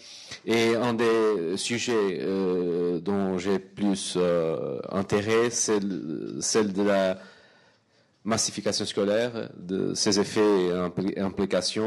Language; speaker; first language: French; non-native, fluent; Portuguese